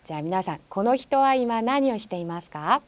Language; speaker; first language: Japanese; non-native, fluent; Korean